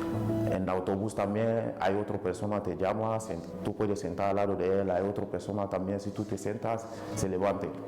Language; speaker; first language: Spanish; non-native, learner; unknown